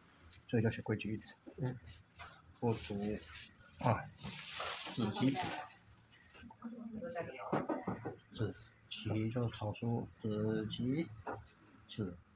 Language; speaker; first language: Chinese; native; Chinese